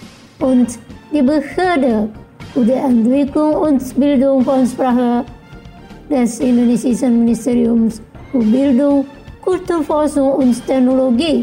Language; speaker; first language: German; non-native, fluent; Indonesian